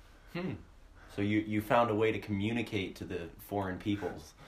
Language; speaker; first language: English; native; English